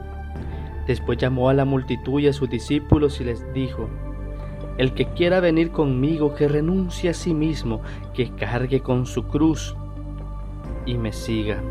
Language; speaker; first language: Spanish; native; Spanish